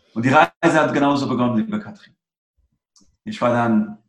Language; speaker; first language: German; early bilingual, other home language; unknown